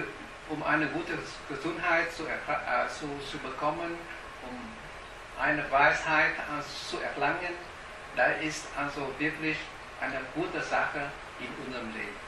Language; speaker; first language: German; non-native, fluent; Vietnamese